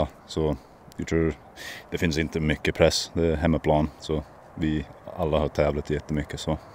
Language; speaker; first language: Swedish; non-native, fluent; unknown